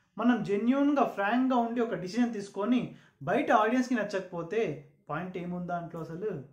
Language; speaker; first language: Telugu; non-native, local second language; Urdu